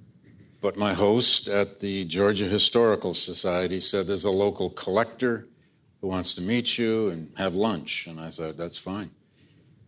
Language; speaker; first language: English; native; English